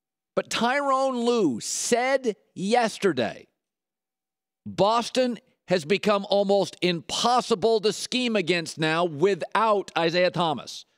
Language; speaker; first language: English; native; English